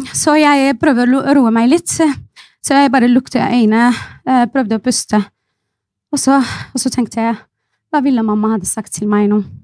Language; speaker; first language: Norwegian; non-native, fluent; Arabic